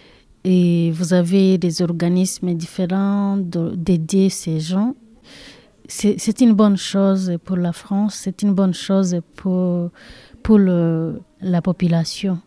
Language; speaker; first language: French; non-native, learner; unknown